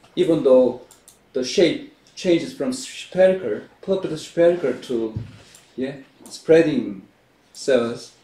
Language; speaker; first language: English; non-native, fluent; Korean